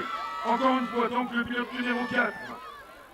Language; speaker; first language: French; native; French